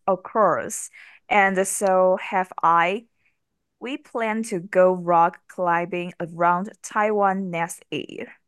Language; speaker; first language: English; non-native, learner; Chinese